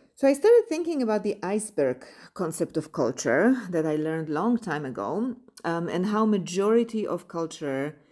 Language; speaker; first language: English; non-native, fluent; Polish